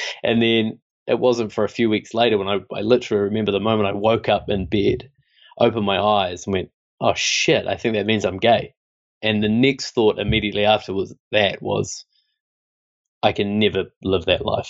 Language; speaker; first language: English; native; English